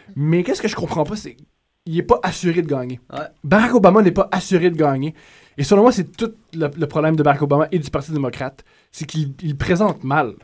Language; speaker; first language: French; native; French